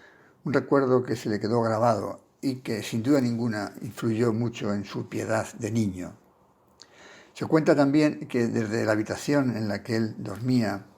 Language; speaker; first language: Spanish; native; Spanish